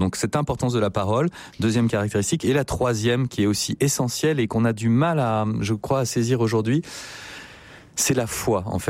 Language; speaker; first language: French; native; French